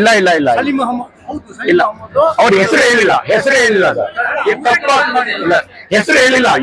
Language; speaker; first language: Kannada; non-native, local second language; Urdu